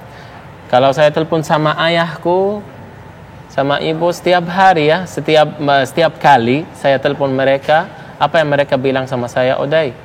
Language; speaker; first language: Indonesian; non-native, fluent; Arabic